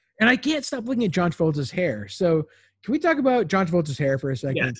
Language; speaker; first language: English; native; English